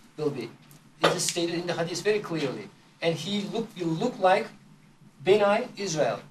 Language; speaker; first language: English; non-native, fluent; Turkish